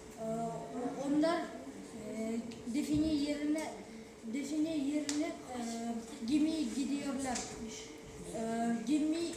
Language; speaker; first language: Turkish; non-native, learner; Kazakh